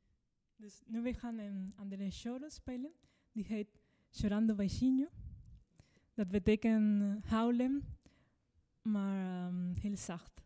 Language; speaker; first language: Dutch; non-native, fluent; Spanish